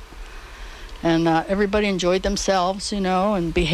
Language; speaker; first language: English; native; English